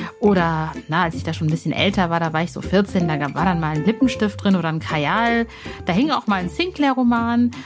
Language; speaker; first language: German; native; German